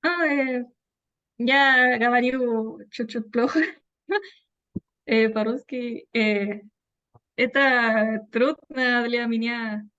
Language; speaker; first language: Russian; non-native, learner; Spanish